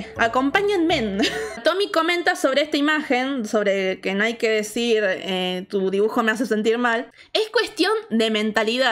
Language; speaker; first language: Spanish; native; Spanish